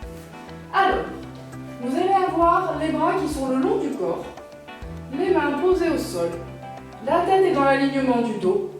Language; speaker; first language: French; native; French